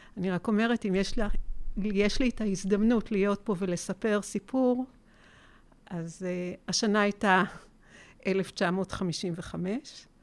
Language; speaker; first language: Hebrew; native; Hebrew